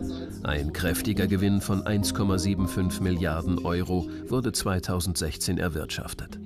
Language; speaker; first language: German; native; German